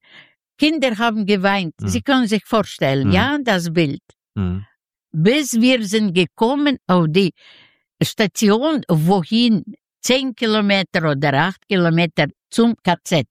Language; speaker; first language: German; non-native, fluent; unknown